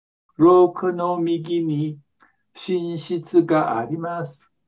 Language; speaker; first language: Japanese; non-native, learner; English